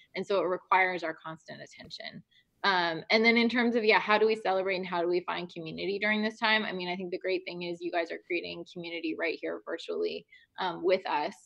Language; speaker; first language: English; native; English